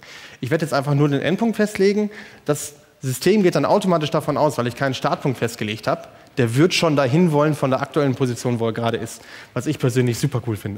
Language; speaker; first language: German; native; German